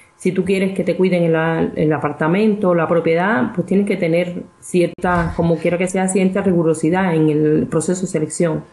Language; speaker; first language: Spanish; native; Spanish